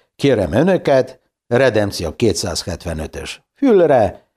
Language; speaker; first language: Hungarian; non-native, fluent; Polish